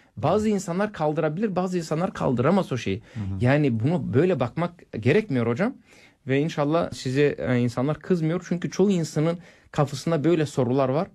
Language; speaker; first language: Turkish; non-native, fluent; English